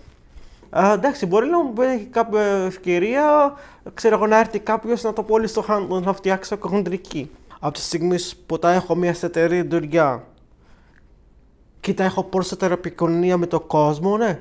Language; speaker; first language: Greek; early bilingual, other home language; Arabic